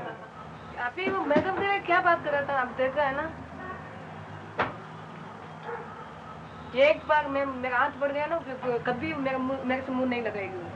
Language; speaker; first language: Hindi; non-native, local second language; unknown